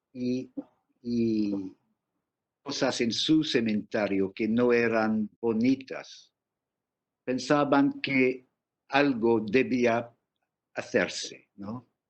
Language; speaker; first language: Spanish; non-native, fluent; English